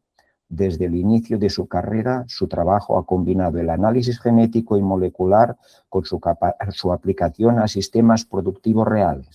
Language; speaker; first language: Spanish; native; Spanish